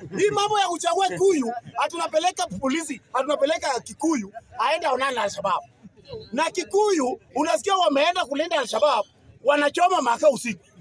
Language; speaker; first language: Swahili; non-native, local second language; Luo (Kenya and Tanzania)